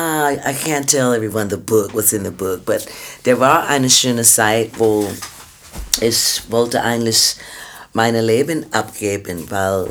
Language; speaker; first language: German; non-native, fluent; English